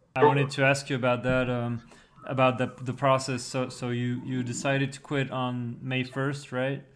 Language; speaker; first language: English; non-native, fluent; French